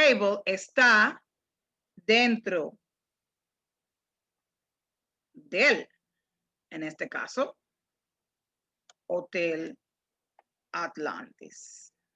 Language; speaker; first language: Spanish; non-native, fluent; English